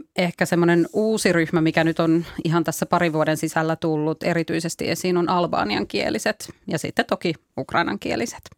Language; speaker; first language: Finnish; native; Finnish